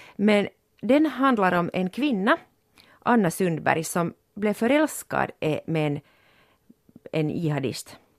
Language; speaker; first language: Swedish; non-native, local second language; Finnish